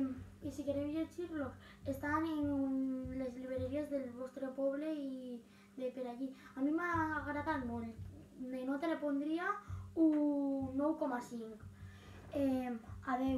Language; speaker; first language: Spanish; non-native, local second language; Catalan